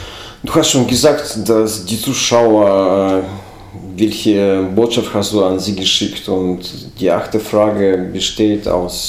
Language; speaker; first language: German; non-native, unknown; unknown